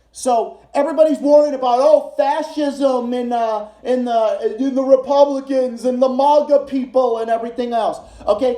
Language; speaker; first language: English; native; English